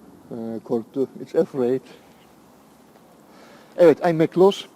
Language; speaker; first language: English; non-native, learner; Turkish